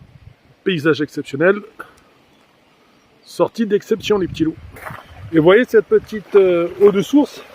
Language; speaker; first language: French; native; French